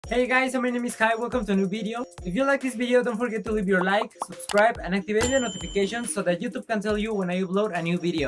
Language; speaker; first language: English; non-native, local second language; Spanish